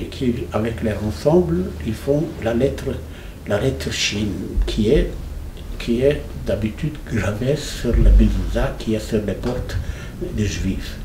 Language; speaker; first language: French; non-native, fluent; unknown